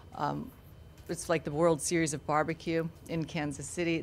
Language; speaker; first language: English; native; English